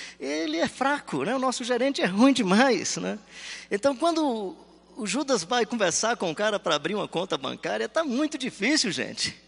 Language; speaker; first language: Portuguese; native; Portuguese